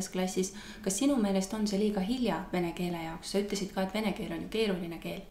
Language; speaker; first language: Estonian; native; Estonian